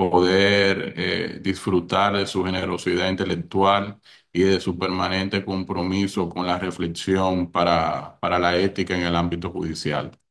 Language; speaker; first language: Spanish; native; Spanish